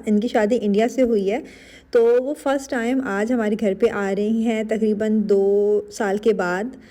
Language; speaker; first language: Urdu; native; Urdu